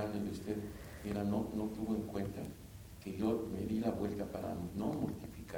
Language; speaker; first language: Spanish; native; Spanish